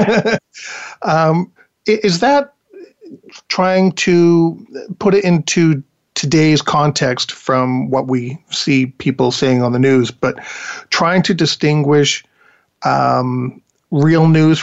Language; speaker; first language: English; native; English